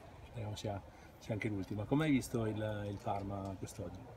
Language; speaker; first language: Italian; native; Italian